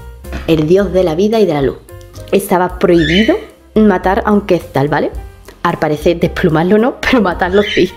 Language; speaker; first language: Spanish; native; Spanish